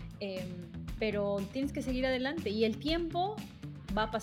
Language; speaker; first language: Spanish; native; Spanish